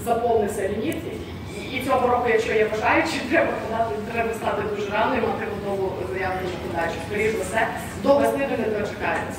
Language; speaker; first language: Ukrainian; native; Ukrainian